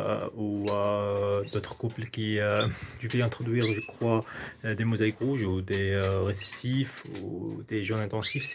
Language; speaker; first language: French; non-native, local second language; Arabic